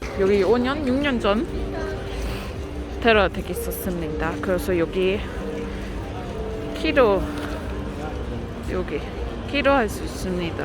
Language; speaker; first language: Korean; early bilingual, heritage; German